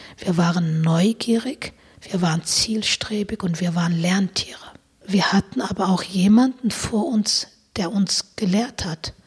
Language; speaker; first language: German; non-native, fluent; Turkish